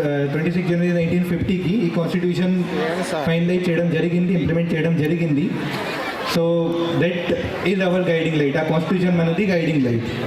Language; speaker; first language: Telugu; non-native, learner; Hindi